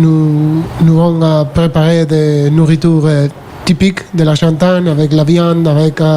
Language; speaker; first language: French; non-native, fluent; Spanish